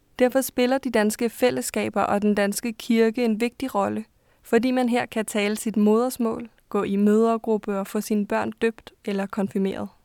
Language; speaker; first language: Danish; native; Danish